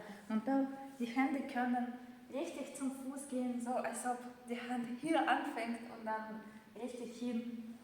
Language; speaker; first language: German; non-native, fluent; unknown